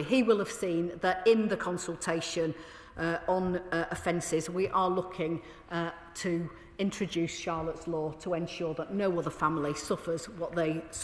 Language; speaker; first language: English; native; English